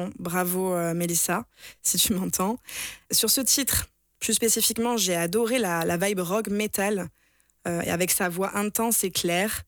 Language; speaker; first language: French; native; French